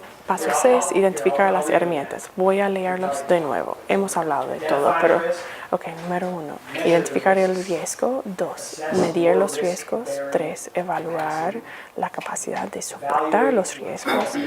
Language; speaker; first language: Spanish; non-native, fluent; English